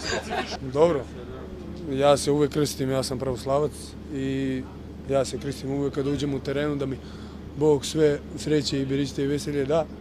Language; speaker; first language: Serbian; early bilingual, heritage; German